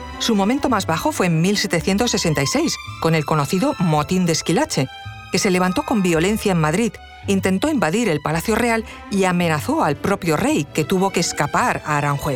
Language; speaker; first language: Spanish; native; Spanish